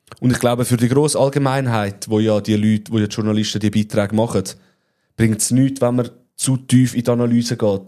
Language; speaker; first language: German; native; German